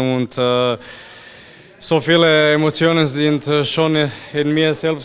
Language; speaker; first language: German; non-native, learner; Croatian